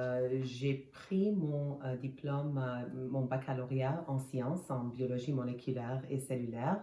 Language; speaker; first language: French; non-native, fluent; Armenian